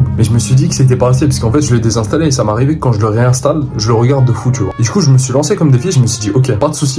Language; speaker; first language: French; native; French